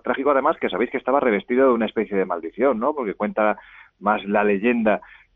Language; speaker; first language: Spanish; native; Spanish